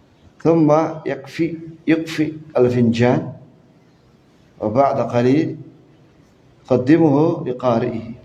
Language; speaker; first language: Arabic; non-native, fluent; Indonesian